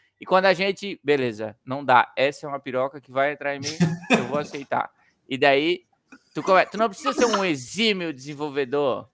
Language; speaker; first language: Portuguese; native; Portuguese